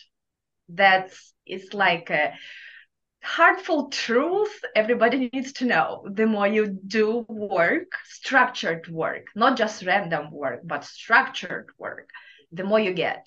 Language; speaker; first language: English; non-native, fluent; Russian